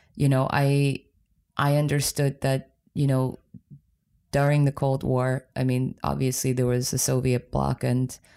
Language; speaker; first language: English; native; English